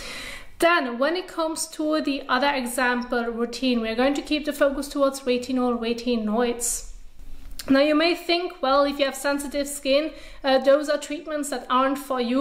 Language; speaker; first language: English; non-native, fluent; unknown